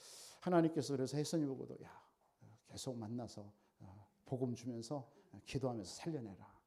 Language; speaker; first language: Korean; native; Korean